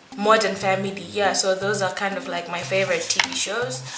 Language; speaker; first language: English; non-native, local second language; Shona